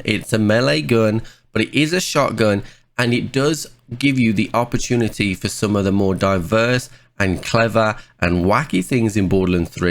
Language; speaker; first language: English; native; English